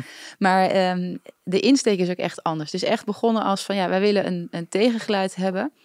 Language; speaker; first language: Dutch; native; Dutch